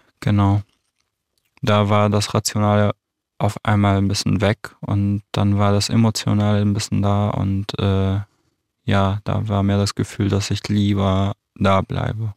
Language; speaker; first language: German; non-native, fluent; Arabic